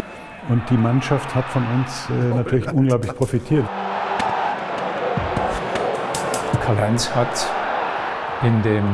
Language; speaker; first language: German; native; German